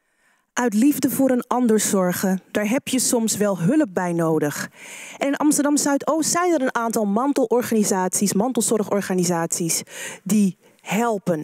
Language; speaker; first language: Dutch; native; Dutch